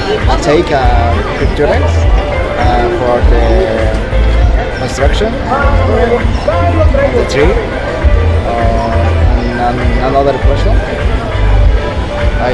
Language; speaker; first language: English; non-native, learner; Spanish